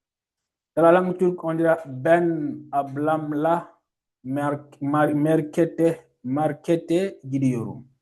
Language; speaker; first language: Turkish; non-native, fluent; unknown